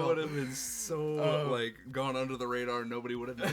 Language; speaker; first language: English; native; English